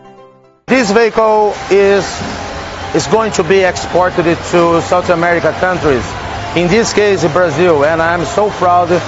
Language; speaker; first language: English; non-native, fluent; Portuguese